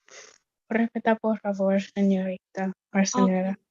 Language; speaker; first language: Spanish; non-native, learner; English